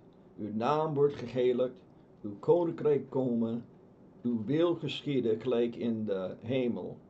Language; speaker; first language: Dutch; non-native, fluent; English